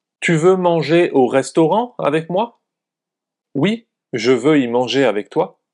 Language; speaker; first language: French; native; French